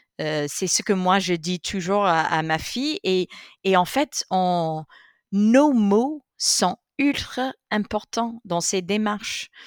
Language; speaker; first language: French; non-native, fluent; English